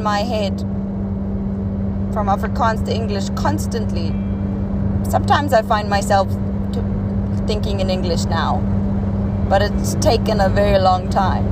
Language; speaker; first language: English; non-native, local second language; Afrikaans